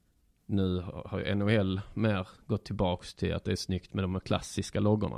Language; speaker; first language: Swedish; native; Swedish